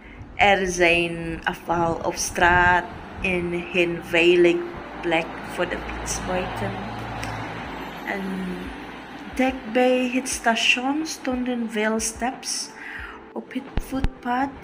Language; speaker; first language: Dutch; non-native, learner; Filipino